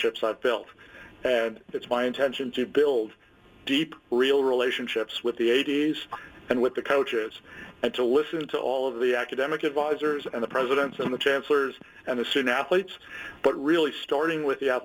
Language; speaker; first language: English; native; English